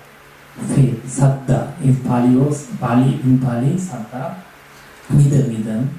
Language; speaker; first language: English; non-native, learner; Sinhala